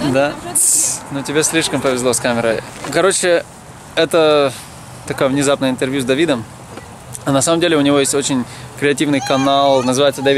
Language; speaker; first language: Russian; native; Russian